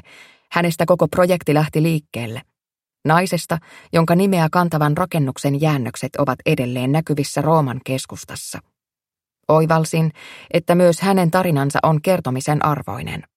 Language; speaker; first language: Finnish; native; Finnish